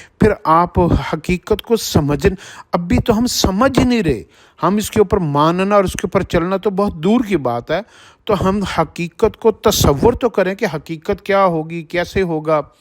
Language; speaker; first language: Urdu; non-native, local second language; Punjabi